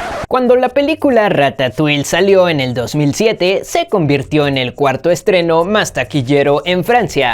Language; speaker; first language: Spanish; native; Spanish